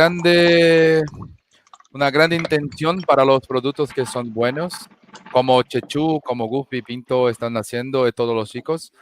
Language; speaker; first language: Spanish; non-native, fluent; Portuguese